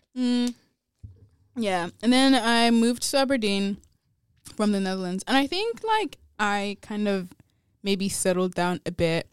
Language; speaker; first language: English; early bilingual, other home language; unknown